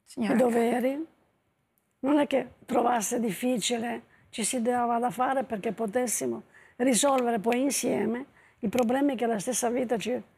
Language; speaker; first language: Italian; native; Italian